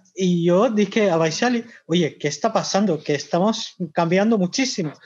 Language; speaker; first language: Spanish; non-native, fluent; Bangla